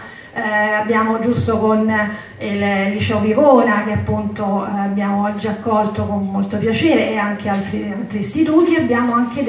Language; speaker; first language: Italian; native; Italian